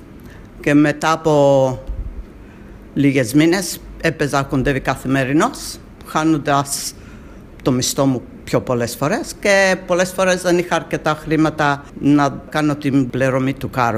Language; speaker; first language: Greek; early bilingual, heritage; Greek